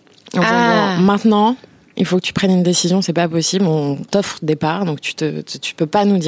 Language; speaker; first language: French; native; French